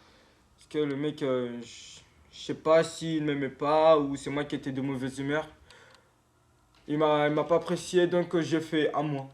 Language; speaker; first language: French; non-native, local second language; Comorian